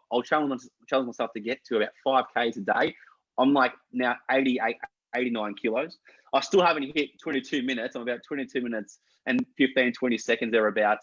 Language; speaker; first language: English; native; English